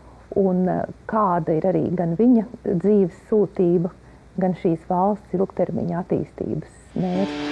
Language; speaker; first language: Latvian; native; Latvian